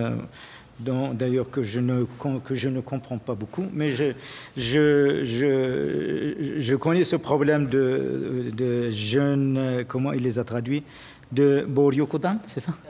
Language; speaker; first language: French; non-native, fluent; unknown